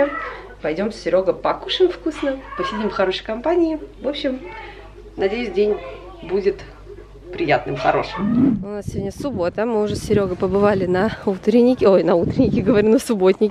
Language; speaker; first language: Russian; native; Russian